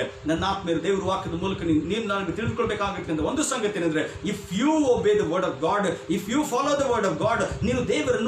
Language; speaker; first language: Kannada; native; Kannada